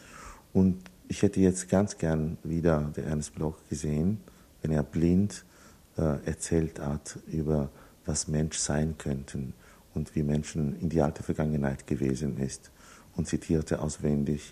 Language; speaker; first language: German; non-native, fluent; Italian